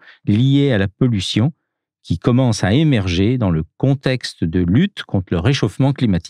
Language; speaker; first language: French; native; French